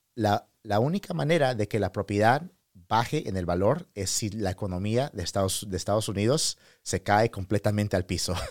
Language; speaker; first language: Spanish; early bilingual, heritage; Spanish